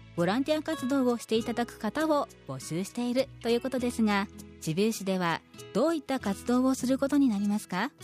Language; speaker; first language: Japanese; native; Japanese